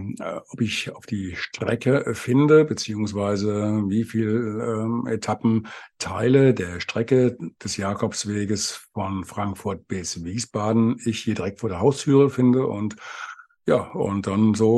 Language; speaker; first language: German; native; German